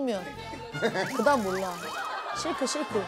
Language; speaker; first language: Korean; native; Korean